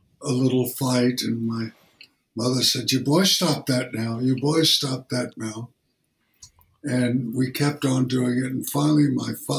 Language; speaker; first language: English; native; English